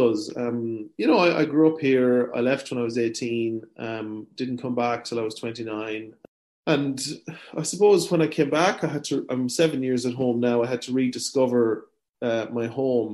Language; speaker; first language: English; native; English